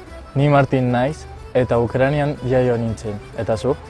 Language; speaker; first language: Basque; early bilingual, other home language; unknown